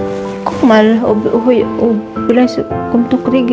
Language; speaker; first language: German; non-native, learner; Filipino